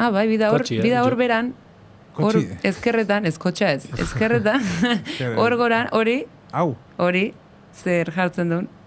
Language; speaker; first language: Basque; native; Basque